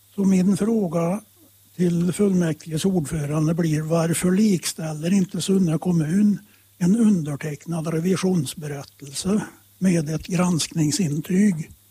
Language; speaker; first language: Swedish; native; Swedish